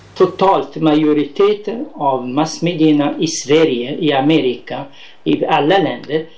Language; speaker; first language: Swedish; non-native, fluent; Arabic